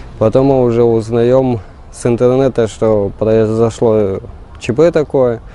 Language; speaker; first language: Russian; native; Russian